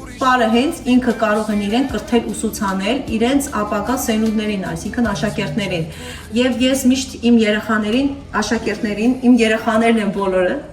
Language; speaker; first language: Armenian; native; Armenian